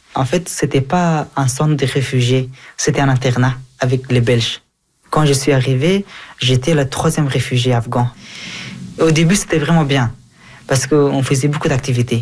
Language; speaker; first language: French; early bilingual, other home language; Persian